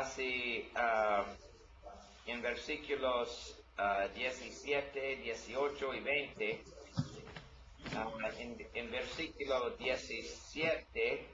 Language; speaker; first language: Spanish; non-native, learner; English